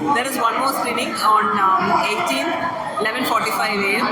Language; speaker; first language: English; non-native, local second language; Malayalam